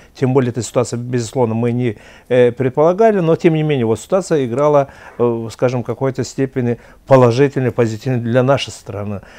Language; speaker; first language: Russian; non-native, local second language; Azerbaijani